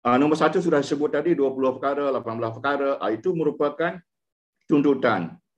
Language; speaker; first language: Malay; non-native, local second language; Iban